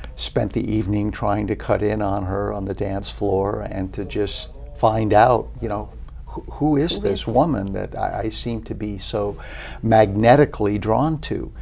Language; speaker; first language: English; native; English